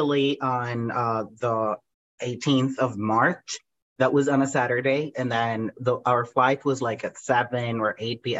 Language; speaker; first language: English; non-native, fluent; Spanish